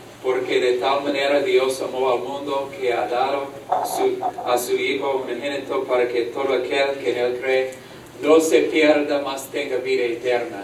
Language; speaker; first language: Spanish; non-native, fluent; English